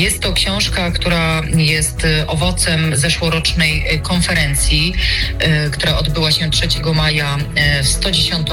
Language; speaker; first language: Polish; native; Polish